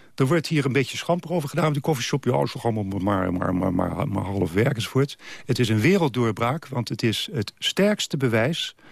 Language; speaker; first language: Dutch; native; Dutch